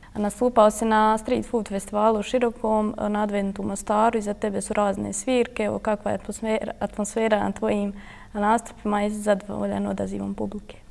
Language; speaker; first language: Croatian; native; Croatian